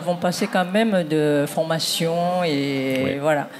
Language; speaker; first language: French; non-native, fluent; Japanese